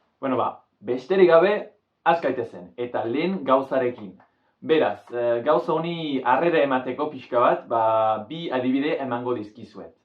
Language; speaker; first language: Basque; non-native, fluent; English